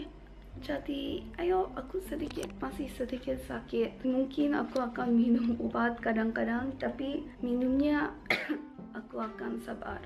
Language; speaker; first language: Indonesian; non-native, learner; Japanese